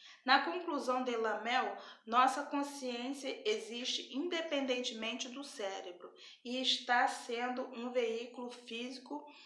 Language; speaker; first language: Portuguese; native; Portuguese